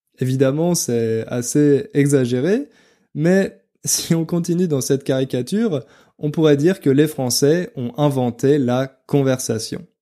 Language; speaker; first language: French; native; French